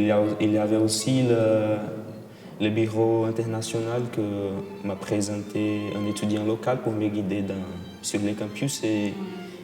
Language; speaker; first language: French; non-native, fluent; Portuguese